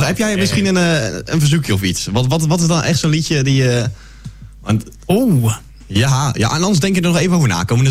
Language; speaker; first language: Dutch; native; Dutch